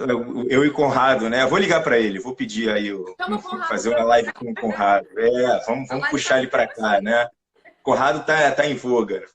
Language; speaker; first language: Portuguese; native; Portuguese